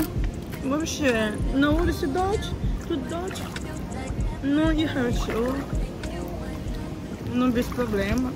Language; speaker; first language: Russian; non-native, fluent; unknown